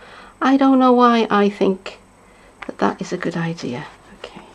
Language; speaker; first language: English; native; English